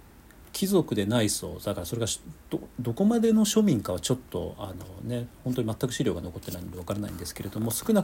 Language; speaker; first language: Japanese; native; Japanese